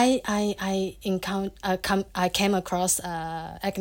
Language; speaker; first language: English; non-native, fluent; Chinese